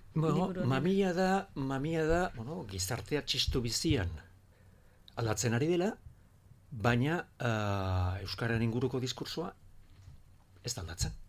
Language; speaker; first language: Basque; non-native, local second language; Spanish